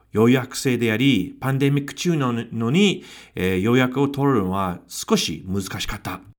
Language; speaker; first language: Japanese; non-native, fluent; English